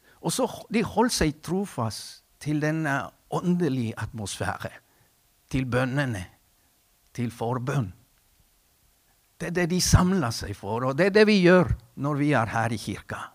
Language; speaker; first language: Norwegian; non-native, fluent; Spanish